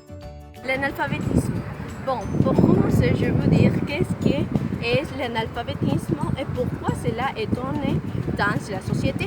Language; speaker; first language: French; non-native, learner; Spanish